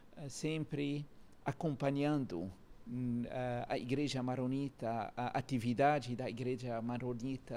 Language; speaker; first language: Portuguese; non-native, learner; Arabic